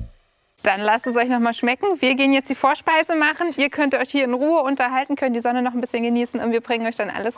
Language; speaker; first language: German; native; German